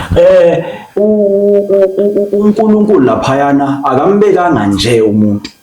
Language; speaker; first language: Zulu; non-native, local second language; Xhosa